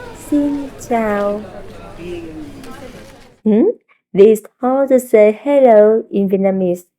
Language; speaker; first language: English; non-native, fluent; Vietnamese